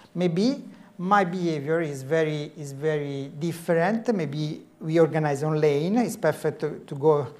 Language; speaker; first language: English; non-native, fluent; Italian